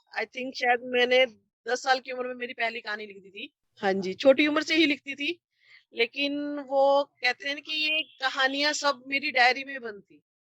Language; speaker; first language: Hindi; native; Hindi